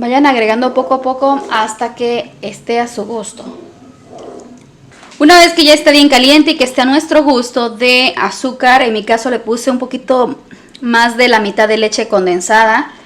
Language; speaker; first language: Spanish; native; Spanish